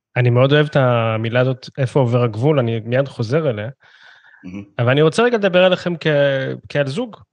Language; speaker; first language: Hebrew; native; Hebrew